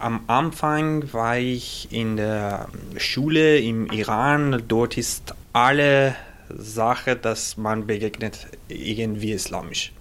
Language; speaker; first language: German; non-native, learner; Persian